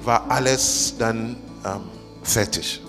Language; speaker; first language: German; non-native, learner; Russian